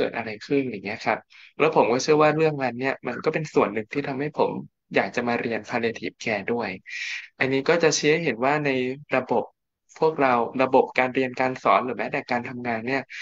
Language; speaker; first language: Thai; native; Thai